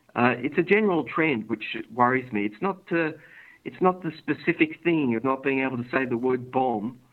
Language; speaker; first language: English; native; English